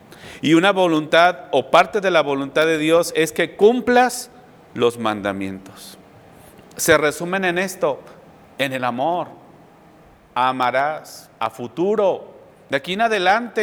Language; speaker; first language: Spanish; native; Spanish